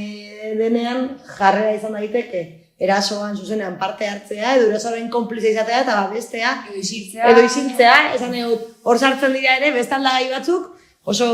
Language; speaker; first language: Basque; native; Basque